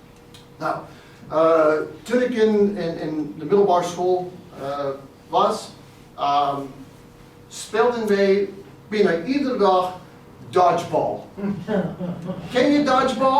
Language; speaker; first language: Dutch; non-native, fluent; English